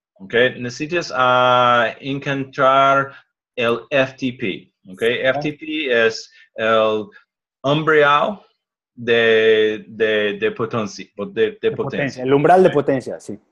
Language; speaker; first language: Spanish; non-native, learner; English